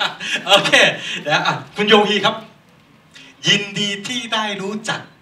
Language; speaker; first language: Korean; non-native, fluent; Thai